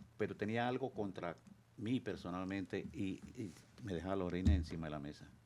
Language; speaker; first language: Spanish; native; Spanish